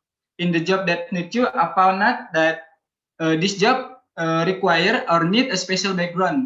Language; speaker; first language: English; non-native, learner; Indonesian